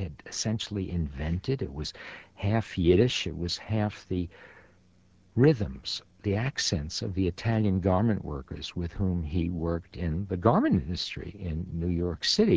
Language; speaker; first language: English; early bilingual, other home language; Yiddish